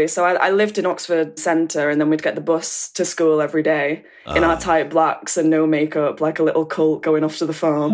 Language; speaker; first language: English; native; English